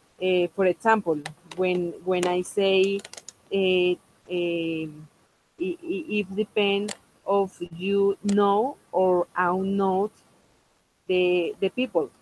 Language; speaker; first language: English; non-native, local second language; Spanish